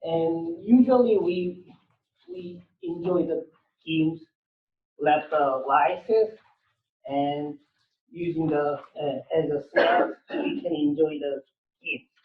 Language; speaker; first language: English; non-native, learner; Korean